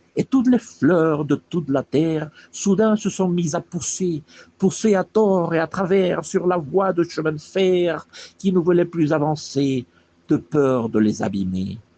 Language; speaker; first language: French; non-native, fluent; Spanish